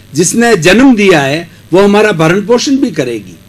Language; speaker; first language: Hindi; native; Hindi